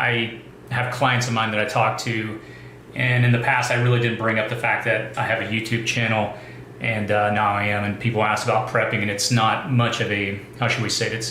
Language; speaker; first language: English; native; English